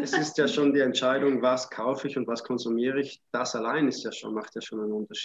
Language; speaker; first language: German; native; German